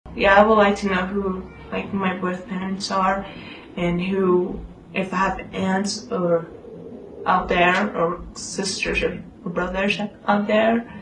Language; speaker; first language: English; early bilingual, other home language; Spanish